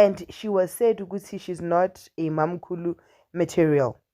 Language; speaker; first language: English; non-native, local second language; Zulu